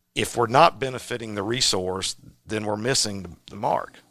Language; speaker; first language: English; native; English